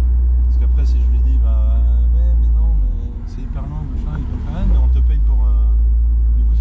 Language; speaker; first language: French; native; French